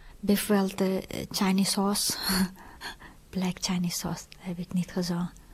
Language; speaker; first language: Dutch; non-native, fluent; Tibetan